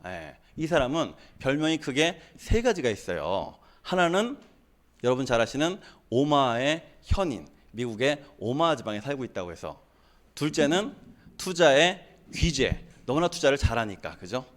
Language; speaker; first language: Korean; native; Korean